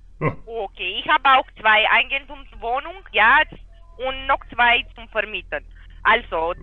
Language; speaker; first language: German; non-native, learner; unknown